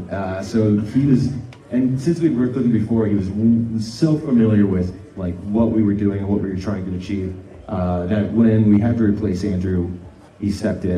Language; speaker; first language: English; native; English